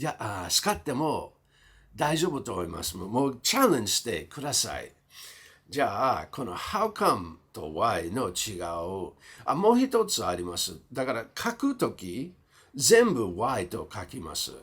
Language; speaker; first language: Japanese; non-native, fluent; English